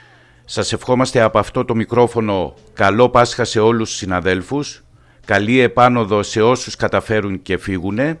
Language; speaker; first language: Greek; native; Greek